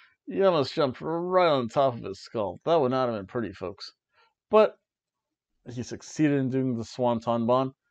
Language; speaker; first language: English; native; English